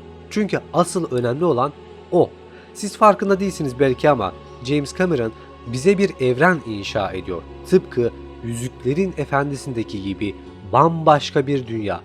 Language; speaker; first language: Turkish; native; Turkish